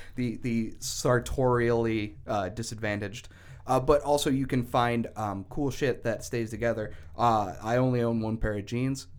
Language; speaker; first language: English; native; English